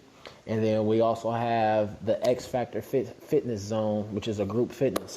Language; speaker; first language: English; native; English